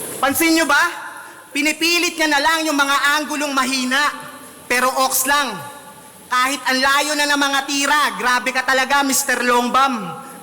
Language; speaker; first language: Filipino; native; Filipino